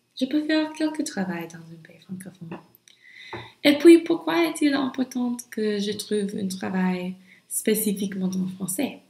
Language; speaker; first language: French; non-native, learner; English